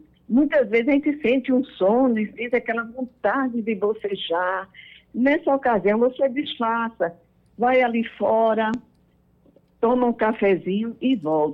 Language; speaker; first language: Portuguese; native; Portuguese